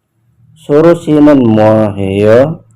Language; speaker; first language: Korean; non-native, fluent; Indonesian